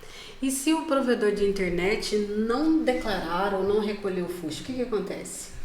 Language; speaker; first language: Portuguese; native; Portuguese